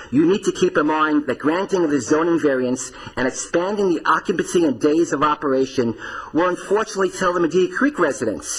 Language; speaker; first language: English; native; English